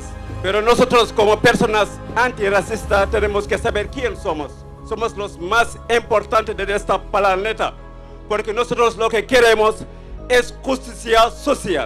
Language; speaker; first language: Spanish; non-native, fluent; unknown